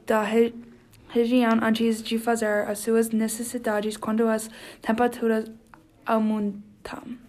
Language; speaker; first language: Portuguese; non-native, learner; English